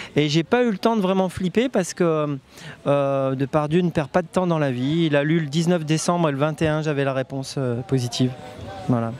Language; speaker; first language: French; native; French